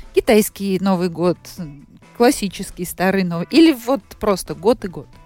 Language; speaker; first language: Russian; native; Russian